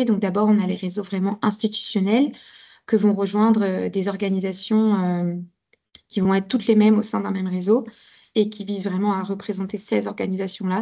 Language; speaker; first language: French; native; French